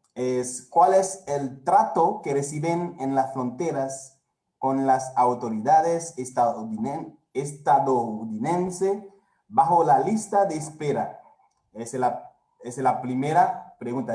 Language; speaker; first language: Spanish; non-native, fluent; Haitian Creole